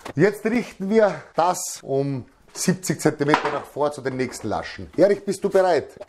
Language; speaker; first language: German; native; German